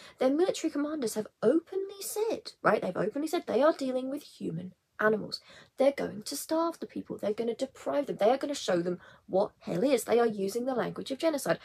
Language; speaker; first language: English; native; English